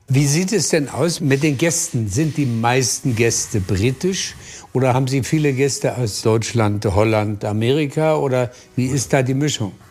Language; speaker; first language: German; native; German